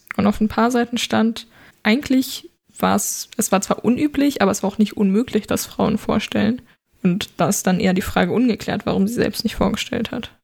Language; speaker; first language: German; native; German